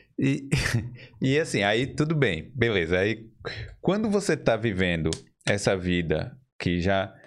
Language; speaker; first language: Portuguese; native; Portuguese